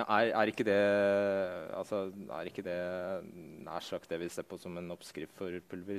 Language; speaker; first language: Norwegian; native; Norwegian